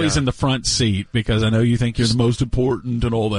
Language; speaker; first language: English; native; English